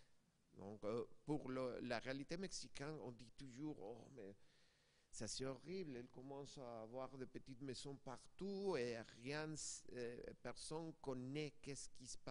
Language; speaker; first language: French; non-native, fluent; Spanish